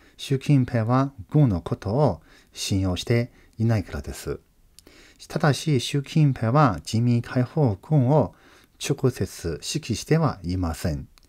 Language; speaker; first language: Japanese; non-native, fluent; Chinese